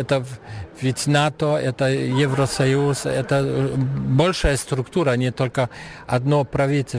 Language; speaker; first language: Russian; non-native, fluent; German